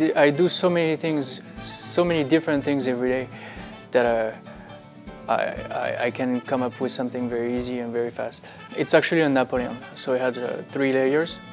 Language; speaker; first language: English; non-native, fluent; French